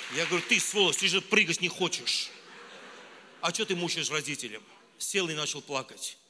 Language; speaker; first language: Russian; non-native, local second language; Armenian